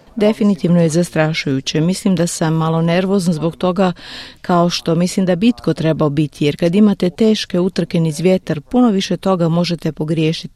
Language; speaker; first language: Croatian; native; Croatian